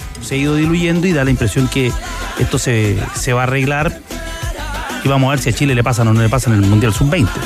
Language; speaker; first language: Spanish; native; Spanish